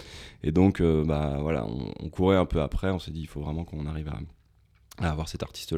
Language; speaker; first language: French; native; French